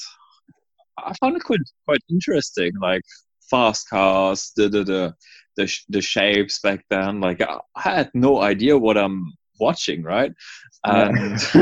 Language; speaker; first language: English; non-native, fluent; German